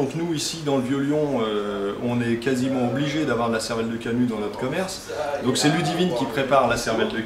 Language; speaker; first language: French; native; French